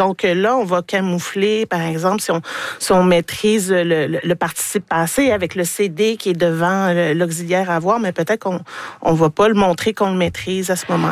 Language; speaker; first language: French; native; French